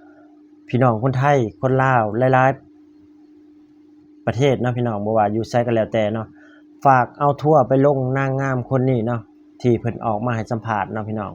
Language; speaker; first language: Thai; non-native, local second language; Northeastern Thai